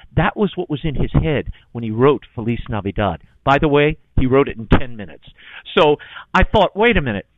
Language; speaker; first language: English; native; English